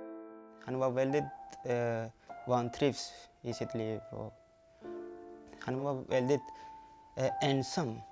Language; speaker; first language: Swedish; non-native, learner; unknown